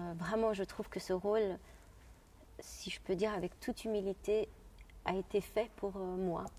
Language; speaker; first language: French; non-native, fluent; Arabic